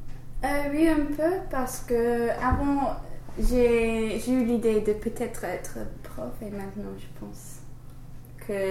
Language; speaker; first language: French; non-native, learner; English